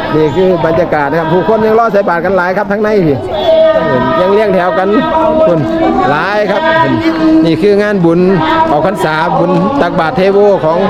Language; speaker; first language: Thai; native; Thai